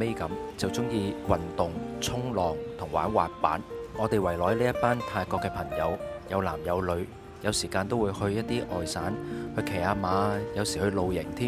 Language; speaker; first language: Chinese; non-native, local second language; Cantonese